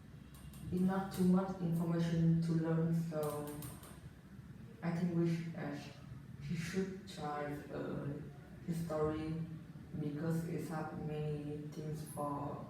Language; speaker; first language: English; non-native, learner; Vietnamese